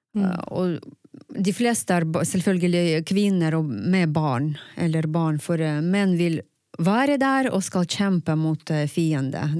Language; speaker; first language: Norwegian; non-native, fluent; Russian